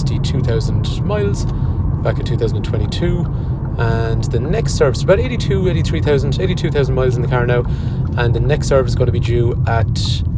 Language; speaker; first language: English; native; English